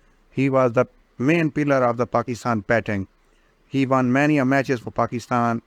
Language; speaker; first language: English; non-native, local second language; Urdu